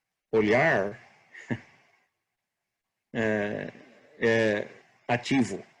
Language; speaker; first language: Portuguese; non-native, fluent; English